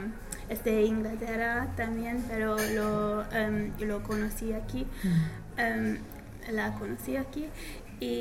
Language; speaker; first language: Spanish; non-native, learner; English